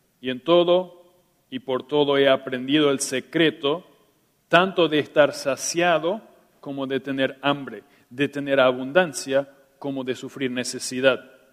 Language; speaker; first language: Spanish; non-native, local second language; German